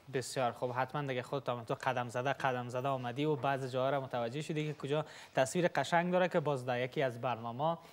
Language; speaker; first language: Persian; native; Persian